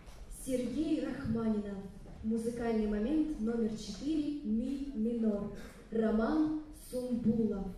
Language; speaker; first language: Russian; native; Russian